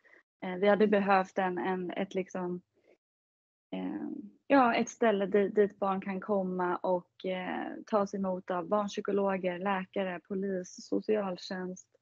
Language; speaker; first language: Swedish; native; Swedish